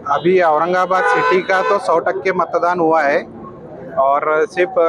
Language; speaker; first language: Hindi; non-native, local second language; Marathi